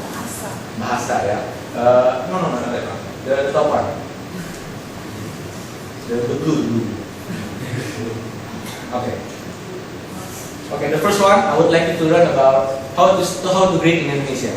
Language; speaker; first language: English; non-native, local second language; Indonesian